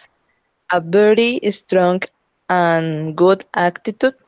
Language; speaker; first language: English; non-native, learner; Spanish